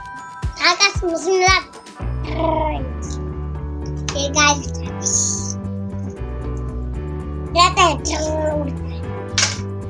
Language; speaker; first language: Hindi; native; Hindi